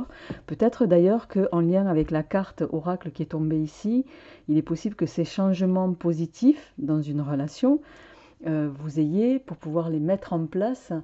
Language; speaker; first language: French; native; French